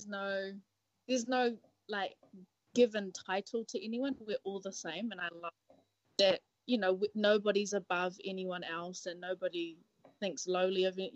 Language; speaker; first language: English; native; English